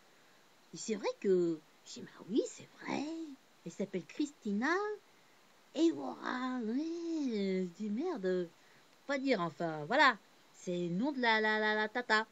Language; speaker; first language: French; native; French